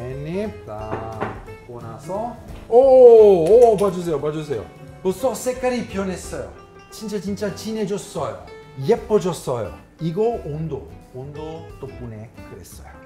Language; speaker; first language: Korean; non-native, fluent; Italian